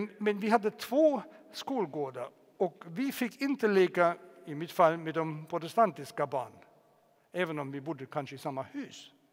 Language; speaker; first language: Swedish; non-native, fluent; German